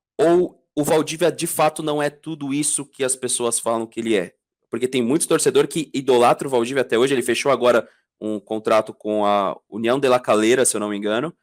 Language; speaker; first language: Portuguese; native; Portuguese